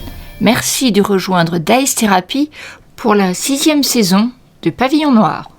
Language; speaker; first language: French; native; French